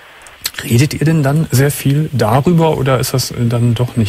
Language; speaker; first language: German; native; German